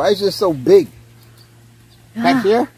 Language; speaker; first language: English; native; English